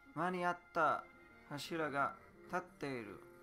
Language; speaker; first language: Japanese; non-native, learner; English